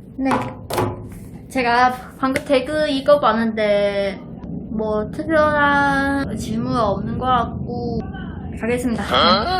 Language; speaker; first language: Korean; non-native, learner; Chinese